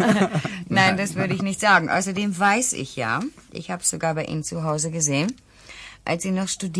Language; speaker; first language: German; native; German